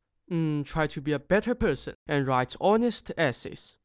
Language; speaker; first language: English; non-native, fluent; Chinese